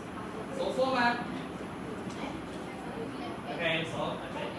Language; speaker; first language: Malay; non-native, local second language; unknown